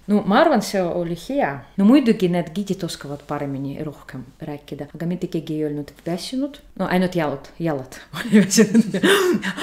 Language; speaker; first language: Estonian; non-native, learner; Russian